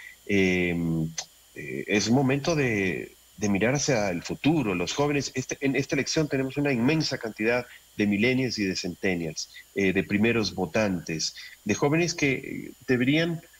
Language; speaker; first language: Spanish; native; Spanish